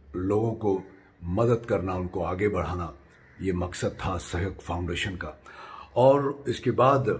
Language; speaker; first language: Hindi; non-native, local second language; Marathi